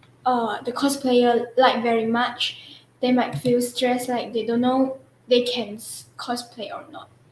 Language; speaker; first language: English; non-native, local second language; Chinese